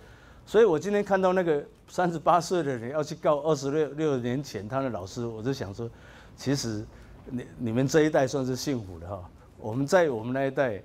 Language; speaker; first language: Chinese; native; Chinese